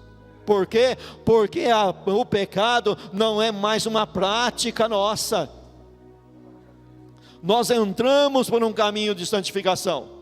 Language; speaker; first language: Portuguese; native; Portuguese